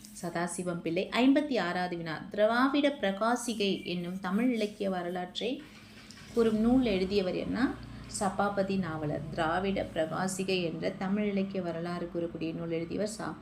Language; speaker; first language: Tamil; native; Tamil